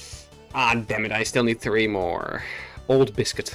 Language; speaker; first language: English; non-native, fluent; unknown